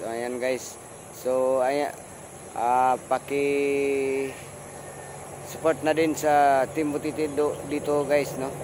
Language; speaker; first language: Filipino; non-native, local second language; Cebuano